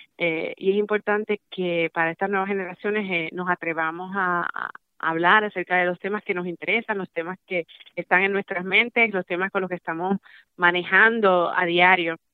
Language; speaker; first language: Spanish; early bilingual, heritage; Spanish